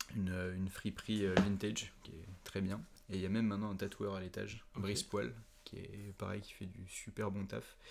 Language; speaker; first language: French; native; French